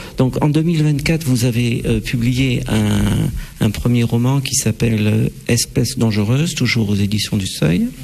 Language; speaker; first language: French; native; French